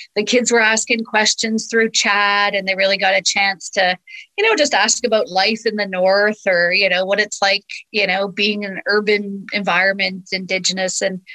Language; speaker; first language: English; native; English